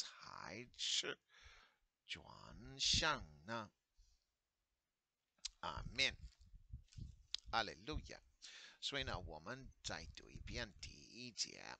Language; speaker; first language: Chinese; non-native, fluent; English